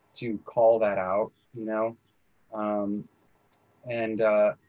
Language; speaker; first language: English; native; English